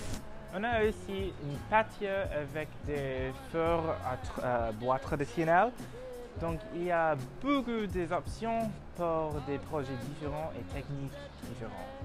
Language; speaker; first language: French; non-native, learner; English